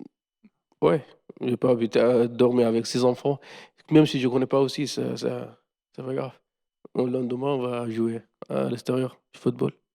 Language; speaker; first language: French; non-native, learner; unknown